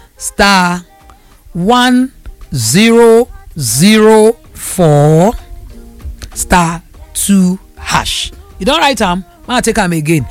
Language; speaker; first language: Nigerian Pidgin; non-native, local second language; Yoruba